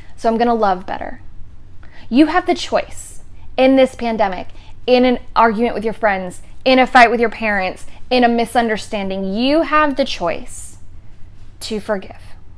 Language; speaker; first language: English; native; English